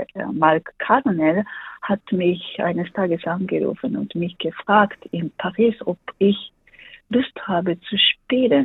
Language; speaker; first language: German; non-native, fluent; Japanese